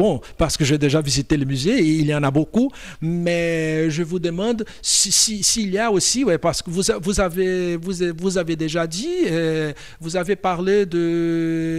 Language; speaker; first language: French; non-native, fluent; Portuguese